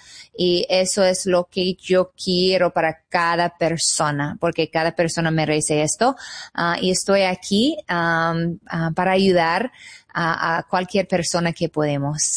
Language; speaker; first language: Spanish; non-native, fluent; English